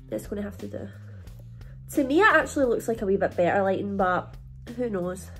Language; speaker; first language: English; native; English